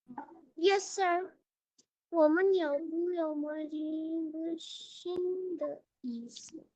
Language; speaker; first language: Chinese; non-native, learner; Urdu